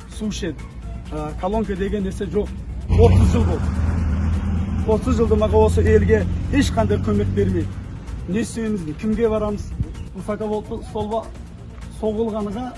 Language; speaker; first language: Kazakh; non-native, local second language; Uzbek